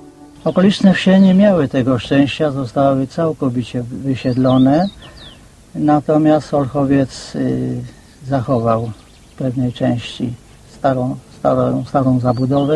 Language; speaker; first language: Polish; native; Polish